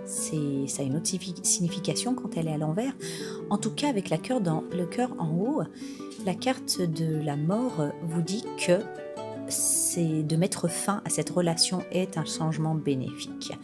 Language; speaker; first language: French; native; French